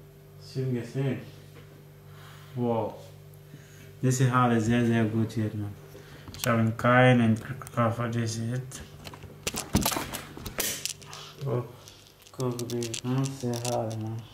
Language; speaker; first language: German; non-native, learner; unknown